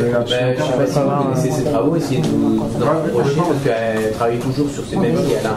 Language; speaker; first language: French; native; French